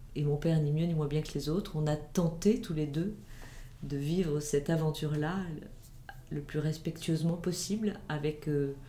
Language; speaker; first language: French; native; French